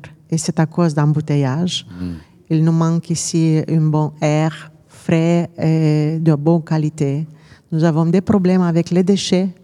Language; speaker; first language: French; non-native, fluent; Romanian